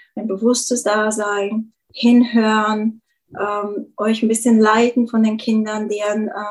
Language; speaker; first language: German; non-native, fluent; Bulgarian